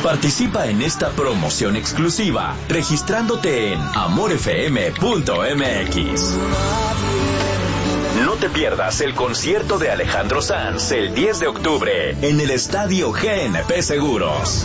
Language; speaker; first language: Spanish; native; Spanish